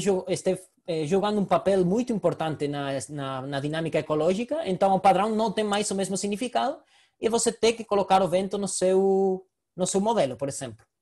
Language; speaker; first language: Portuguese; non-native, fluent; Spanish